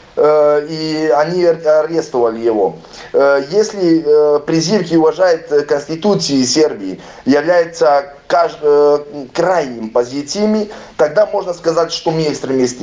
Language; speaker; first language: Russian; non-native, learner; Serbian